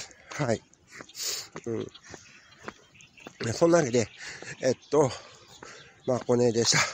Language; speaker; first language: Japanese; native; Japanese